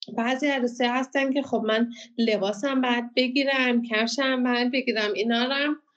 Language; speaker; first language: Persian; early bilingual, heritage; Persian